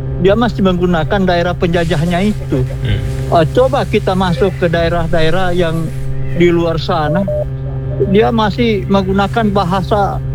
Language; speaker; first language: Indonesian; non-native, local second language; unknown